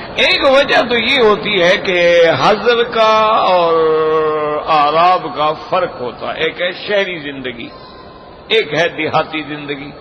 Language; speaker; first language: Urdu; non-native, local second language; Saraiki